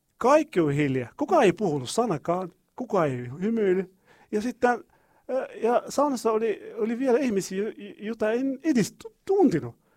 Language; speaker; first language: Finnish; non-native, learner; Arabic